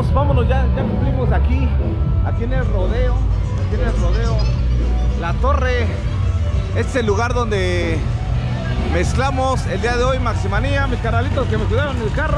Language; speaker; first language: Spanish; native; Spanish